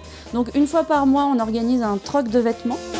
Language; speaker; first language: French; native; French